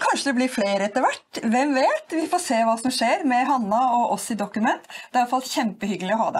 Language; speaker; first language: Norwegian; native; Norwegian